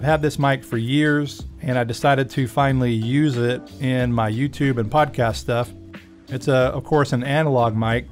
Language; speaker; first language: English; native; English